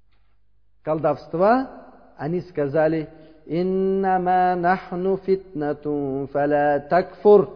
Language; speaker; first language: Russian; non-native, learner; Uzbek